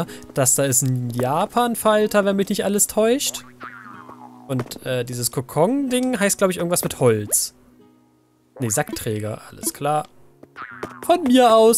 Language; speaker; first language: German; native; German